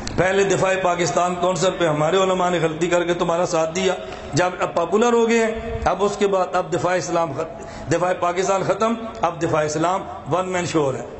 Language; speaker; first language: Urdu; non-native, local second language; Punjabi